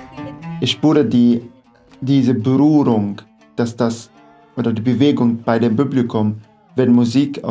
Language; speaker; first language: German; non-native, fluent; Arabic